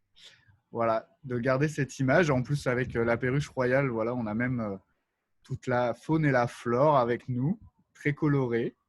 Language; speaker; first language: French; native; French